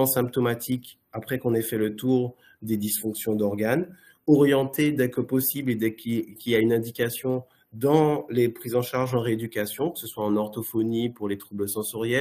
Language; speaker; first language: French; native; French